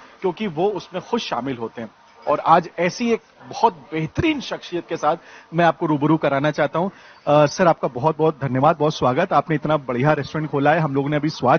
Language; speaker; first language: Hindi; native; Hindi